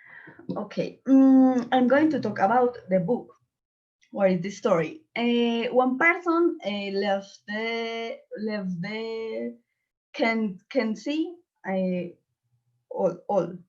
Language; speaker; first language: English; non-native, learner; Spanish